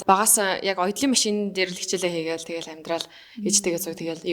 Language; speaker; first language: Mongolian; native; Mongolian